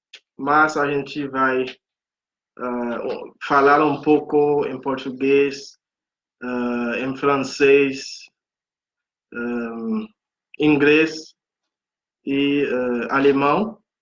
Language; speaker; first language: Portuguese; non-native, fluent; Haitian Creole